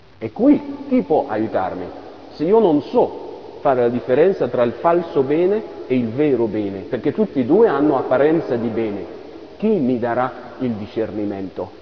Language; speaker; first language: Italian; non-native, fluent; French